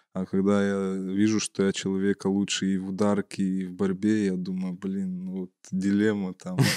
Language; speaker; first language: Russian; native; Russian